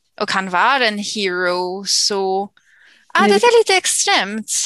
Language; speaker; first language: Swedish; non-native, fluent; English